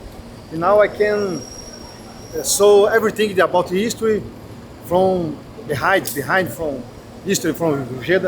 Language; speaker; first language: English; non-native, learner; Portuguese